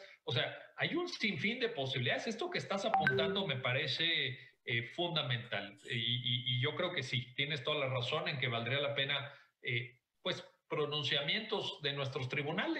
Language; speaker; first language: Spanish; native; Spanish